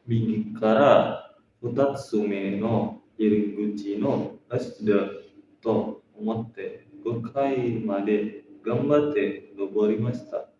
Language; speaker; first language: Japanese; non-native, learner; Indonesian